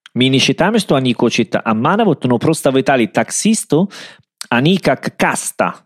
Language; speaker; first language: Russian; non-native, learner; Italian